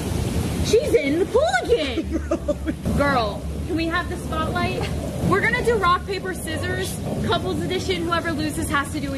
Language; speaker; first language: English; native; English